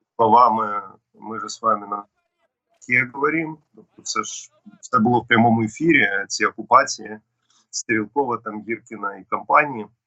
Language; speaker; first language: Ukrainian; non-native, local second language; Russian